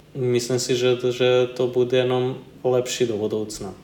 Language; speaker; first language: Czech; non-native, fluent; Serbian